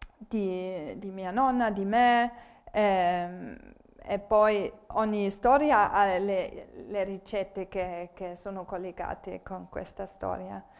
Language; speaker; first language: Italian; non-native, fluent; German